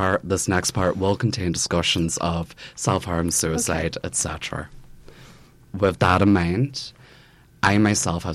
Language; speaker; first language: English; native; English